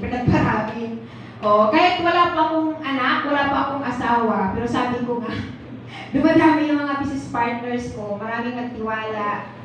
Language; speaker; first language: Filipino; non-native, local second language; Cebuano